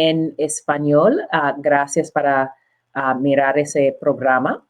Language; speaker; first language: Spanish; non-native, learner; English